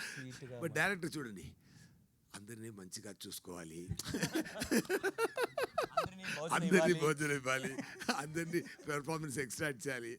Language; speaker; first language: Telugu; non-native, learner; Tamil